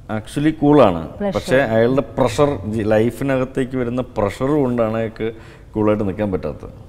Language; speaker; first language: Malayalam; native; Malayalam